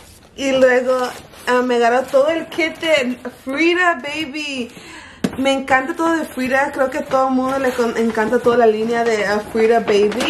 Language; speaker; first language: Spanish; early bilingual, heritage; Spanish